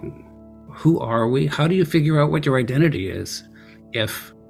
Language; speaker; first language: English; early bilingual, other home language; Armenian